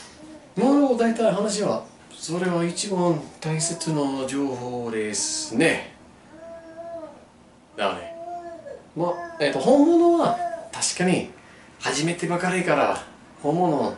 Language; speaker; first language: Japanese; non-native, learner; English